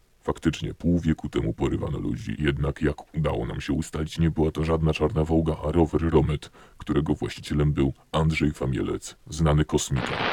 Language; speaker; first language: Polish; native; Polish